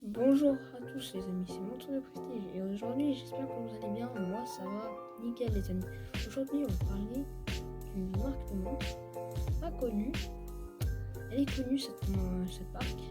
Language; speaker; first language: French; native; French